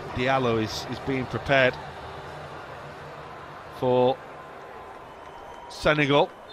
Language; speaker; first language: English; native; English